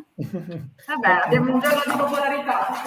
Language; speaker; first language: Italian; native; Italian